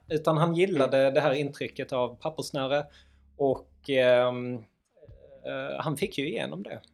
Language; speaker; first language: Swedish; native; Swedish